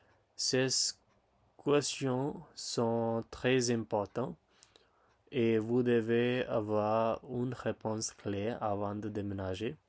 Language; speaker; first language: French; non-native, learner; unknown